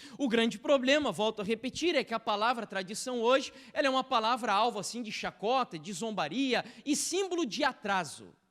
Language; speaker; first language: Portuguese; native; Portuguese